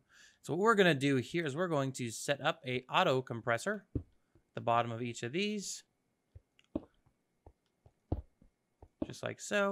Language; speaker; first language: English; native; English